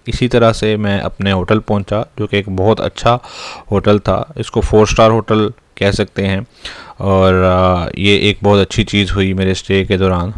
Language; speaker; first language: Urdu; non-native, local second language; Punjabi